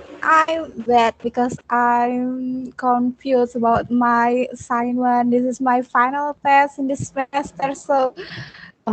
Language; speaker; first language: English; non-native, learner; Indonesian